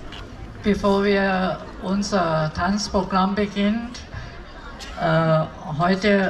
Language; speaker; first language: German; non-native, fluent; Thai